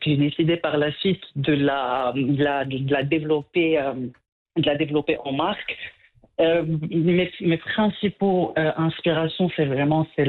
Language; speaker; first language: French; non-native, local second language; Arabic